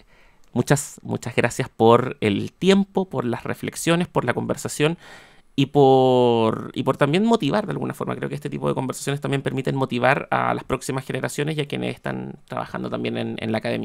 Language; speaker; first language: Spanish; native; Spanish